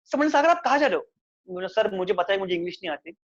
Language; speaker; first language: Hindi; non-native, local second language; Marathi